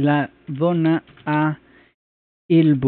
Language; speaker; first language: Italian; non-native, learner; Spanish